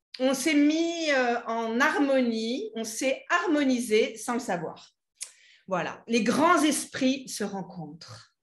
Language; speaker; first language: French; native; French